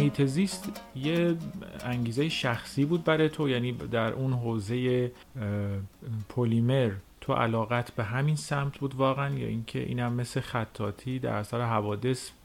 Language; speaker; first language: Persian; native; Persian